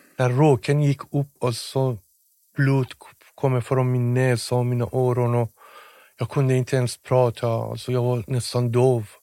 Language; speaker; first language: Swedish; non-native, fluent; Persian